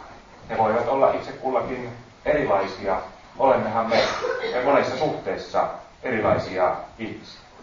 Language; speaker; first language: Finnish; native; Finnish